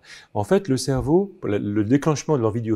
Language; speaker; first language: French; native; French